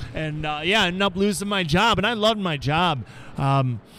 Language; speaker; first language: English; native; English